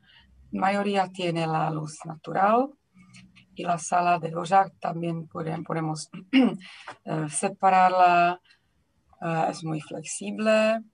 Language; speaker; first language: Spanish; non-native, fluent; Czech